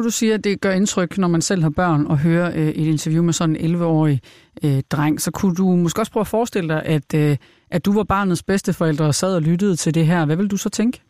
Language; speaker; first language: Danish; native; Danish